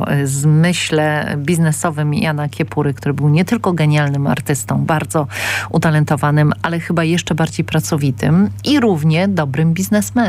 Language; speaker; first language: Polish; native; Polish